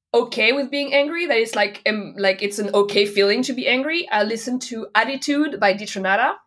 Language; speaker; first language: English; non-native, fluent; French